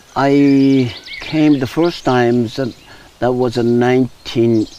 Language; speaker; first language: English; non-native, learner; Japanese